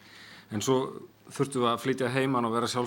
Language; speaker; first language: French; non-native, fluent; Icelandic